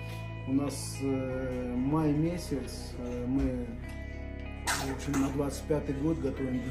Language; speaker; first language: Russian; native; Russian